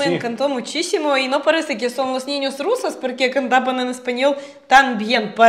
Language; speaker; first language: Spanish; non-native, fluent; Russian